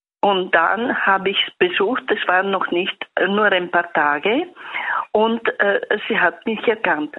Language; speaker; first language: German; non-native, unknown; Italian